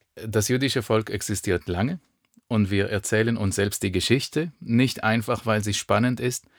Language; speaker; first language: German; non-native, fluent; Hebrew